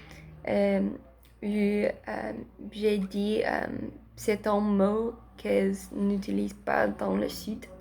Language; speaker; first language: French; non-native, learner; Spanish